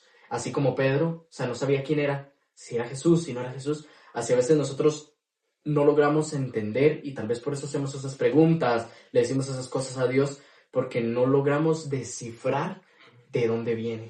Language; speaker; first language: Spanish; native; Spanish